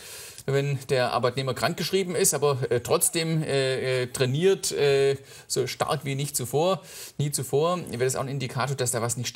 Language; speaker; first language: German; native; German